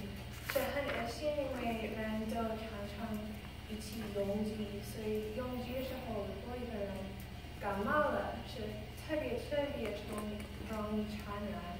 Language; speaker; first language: Chinese; non-native, learner; English